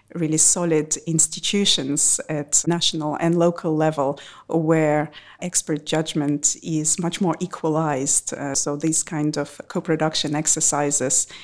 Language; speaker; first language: English; non-native, fluent; Russian